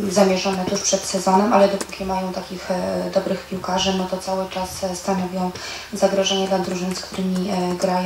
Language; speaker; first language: Polish; native; Polish